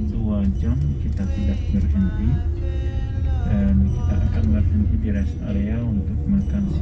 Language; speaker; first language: Indonesian; non-native, fluent; Turkish